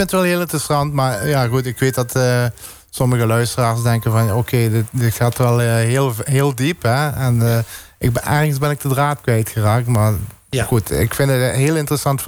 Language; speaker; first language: Dutch; native; Dutch